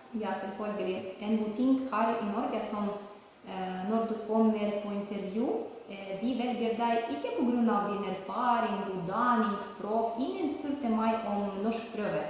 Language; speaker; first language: Norwegian; non-native, learner; Ukrainian